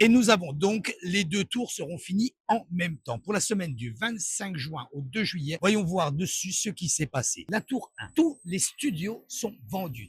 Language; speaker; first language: French; native; French